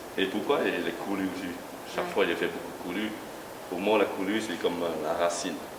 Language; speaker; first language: French; non-native, learner; Chinese